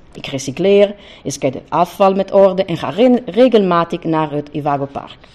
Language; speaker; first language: Dutch; non-native, fluent; Italian